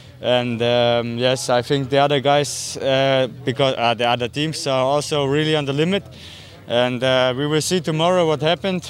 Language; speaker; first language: English; non-native, fluent; German